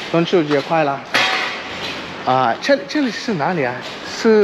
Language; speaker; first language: Chinese; non-native, learner; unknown